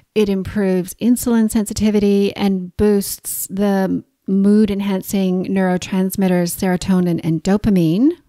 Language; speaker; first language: English; native; English